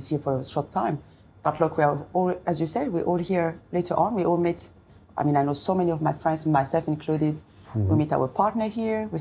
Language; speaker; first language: English; non-native, fluent; French